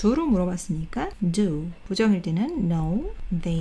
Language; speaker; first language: Korean; native; Korean